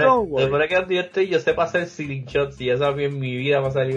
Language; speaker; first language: Spanish; native; Spanish